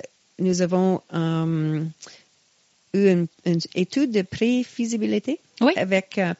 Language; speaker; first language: French; non-native, local second language; English